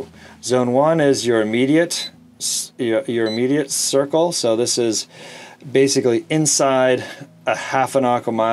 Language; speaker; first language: English; native; English